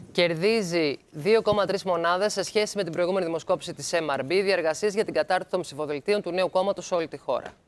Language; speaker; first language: Greek; native; Greek